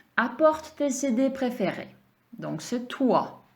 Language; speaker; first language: French; non-native, fluent; Czech